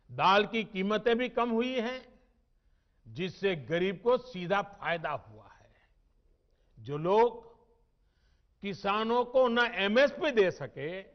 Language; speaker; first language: Hindi; non-native, local second language; Gujarati